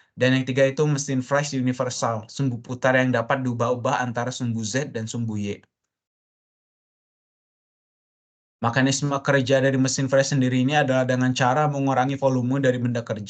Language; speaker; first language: Indonesian; native; Indonesian